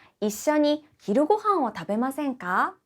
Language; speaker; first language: Japanese; non-native, fluent; Korean